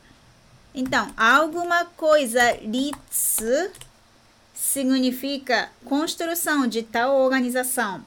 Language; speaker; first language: Portuguese; non-native, fluent; Japanese